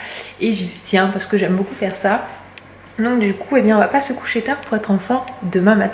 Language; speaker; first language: French; native; French